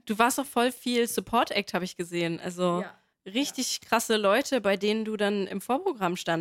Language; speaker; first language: German; native; German